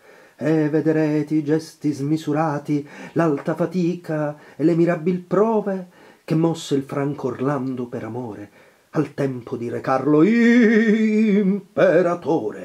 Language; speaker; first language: Italian; native; Italian